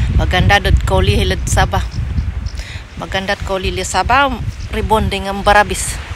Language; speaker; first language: Malay; non-native, local second language; Central Dusun